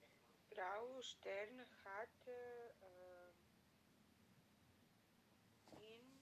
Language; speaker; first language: German; non-native, learner; Macedonian